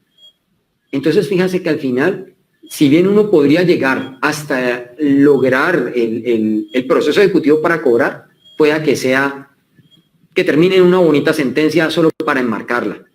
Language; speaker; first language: Spanish; native; Spanish